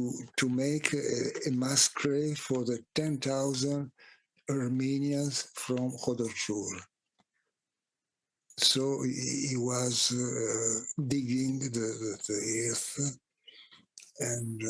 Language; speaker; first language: English; non-native, fluent; Italian